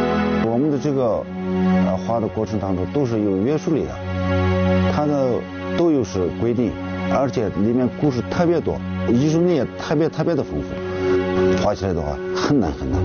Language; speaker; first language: Chinese; non-native, local second language; Tibetan